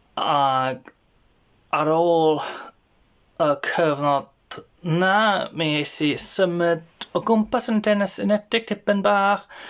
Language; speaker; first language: Welsh; non-native, fluent; German